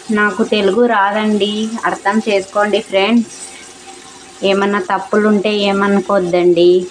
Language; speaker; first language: Telugu; non-native, local second language; Urdu